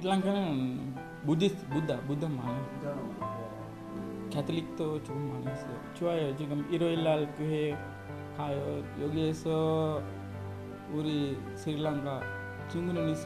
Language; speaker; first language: Korean; non-native, learner; Sinhala